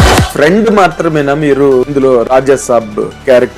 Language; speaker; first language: Telugu; native; Telugu